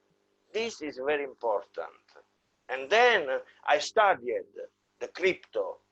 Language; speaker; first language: English; non-native, fluent; Italian